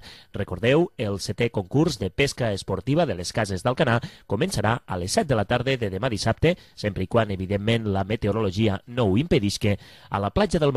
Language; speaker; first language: Catalan; native; Catalan